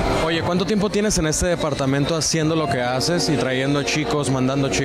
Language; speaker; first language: Spanish; native; Spanish